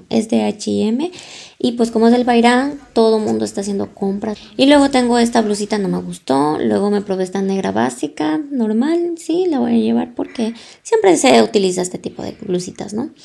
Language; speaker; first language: Spanish; native; Spanish